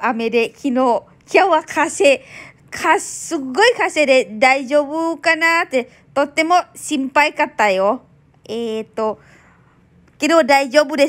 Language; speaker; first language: Japanese; non-native, learner; Thai